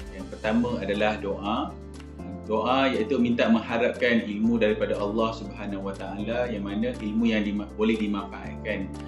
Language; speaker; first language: Malay; native; Malay